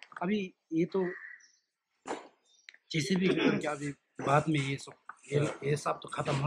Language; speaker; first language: Hindi; non-native, fluent; Tibetan